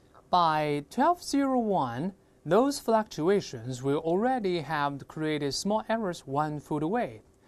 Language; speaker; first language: English; non-native, fluent; Chinese